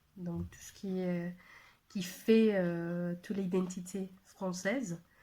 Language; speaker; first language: French; non-native, fluent; Spanish